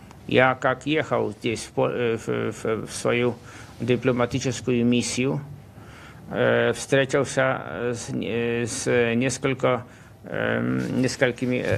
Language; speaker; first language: Russian; non-native, fluent; Polish